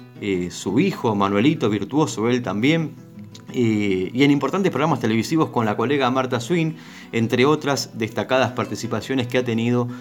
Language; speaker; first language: Spanish; native; Spanish